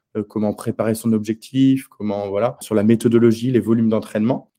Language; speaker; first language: French; native; French